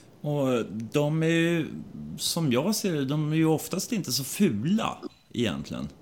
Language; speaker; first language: Swedish; native; Swedish